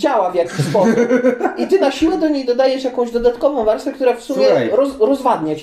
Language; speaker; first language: Polish; native; Polish